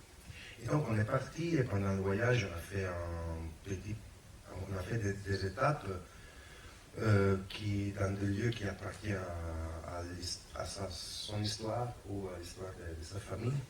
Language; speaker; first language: French; non-native, fluent; Italian